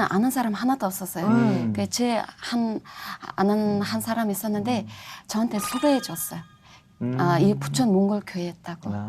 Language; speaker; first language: Korean; non-native, fluent; Mongolian